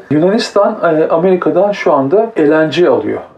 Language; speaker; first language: Turkish; native; Turkish